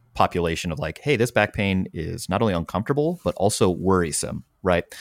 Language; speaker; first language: English; native; English